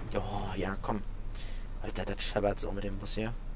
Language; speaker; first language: German; native; German